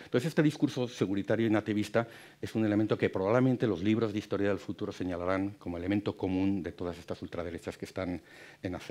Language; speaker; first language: Spanish; native; Spanish